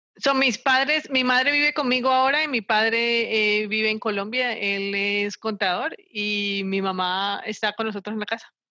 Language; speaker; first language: Spanish; native; Spanish